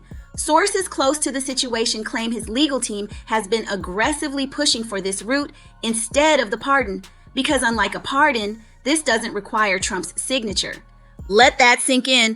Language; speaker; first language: English; native; English